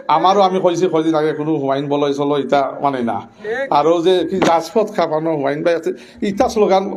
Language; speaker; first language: Bangla; native; Bangla